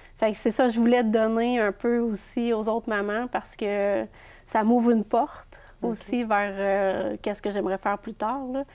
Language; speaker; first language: French; native; French